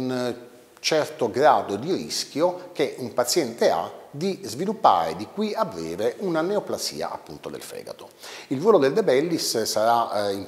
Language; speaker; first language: Italian; native; Italian